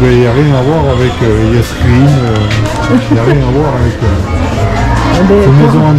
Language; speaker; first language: French; native; French